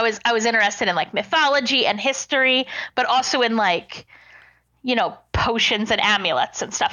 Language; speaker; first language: English; native; English